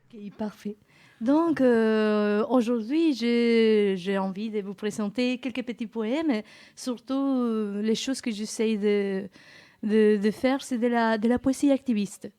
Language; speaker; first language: French; non-native, fluent; Spanish